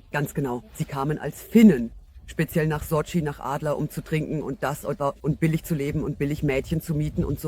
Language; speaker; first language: German; non-native, fluent; Russian